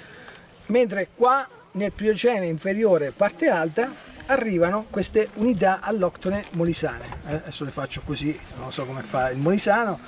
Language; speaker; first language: Italian; native; Italian